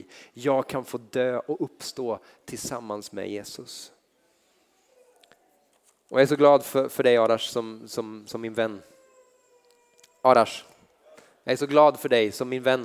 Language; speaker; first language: Swedish; native; Swedish